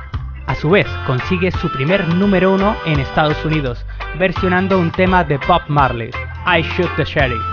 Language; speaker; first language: Spanish; native; Spanish